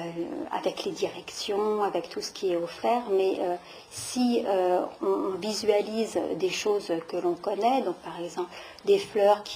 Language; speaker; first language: French; native; French